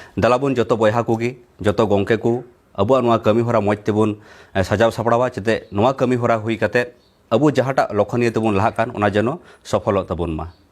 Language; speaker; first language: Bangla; non-native, local second language; Santali